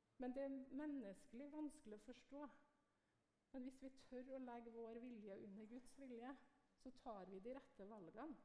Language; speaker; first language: Norwegian; native; Norwegian